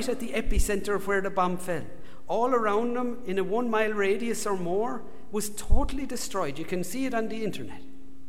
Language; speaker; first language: English; native; English